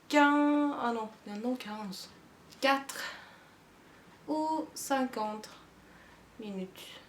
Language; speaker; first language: French; non-native, learner; Turkish